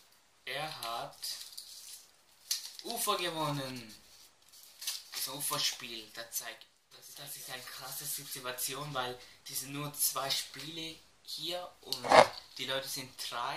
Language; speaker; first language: German; early bilingual, other home language; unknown